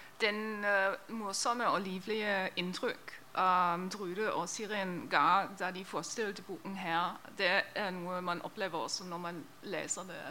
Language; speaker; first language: Norwegian; non-native, fluent; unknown